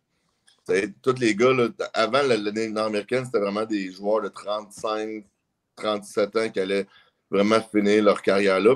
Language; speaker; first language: French; native; French